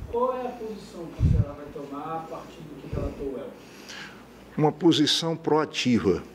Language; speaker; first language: Portuguese; native; Portuguese